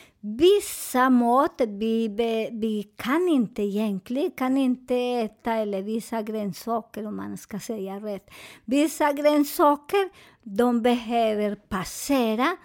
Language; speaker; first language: Swedish; non-native, fluent; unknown